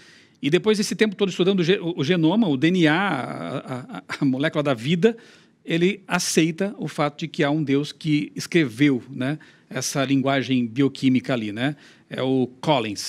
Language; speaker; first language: Portuguese; native; Portuguese